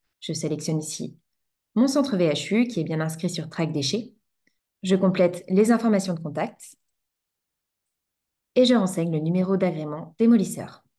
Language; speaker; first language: French; native; French